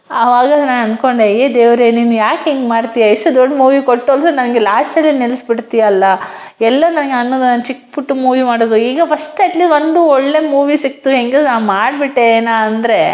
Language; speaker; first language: Kannada; non-native, local second language; Hindi